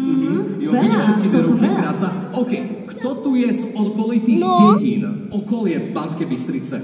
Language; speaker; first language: Slovak; native; Slovak